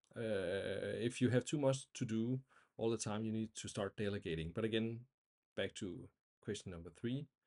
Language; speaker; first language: English; non-native, fluent; Danish